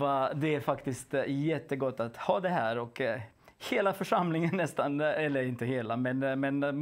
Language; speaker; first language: Swedish; non-native, fluent; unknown